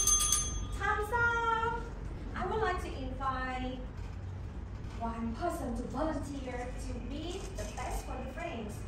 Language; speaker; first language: English; non-native, learner; Vietnamese